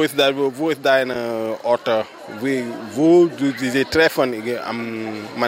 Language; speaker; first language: German; non-native, learner; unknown